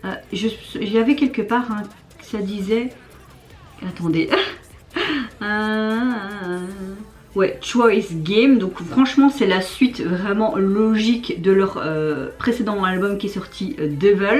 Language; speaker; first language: French; native; French